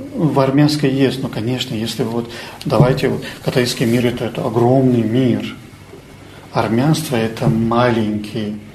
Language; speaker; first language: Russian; non-native, local second language; Armenian